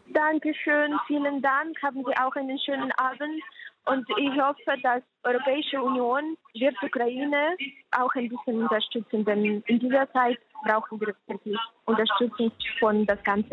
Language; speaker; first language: German; non-native, fluent; Ukrainian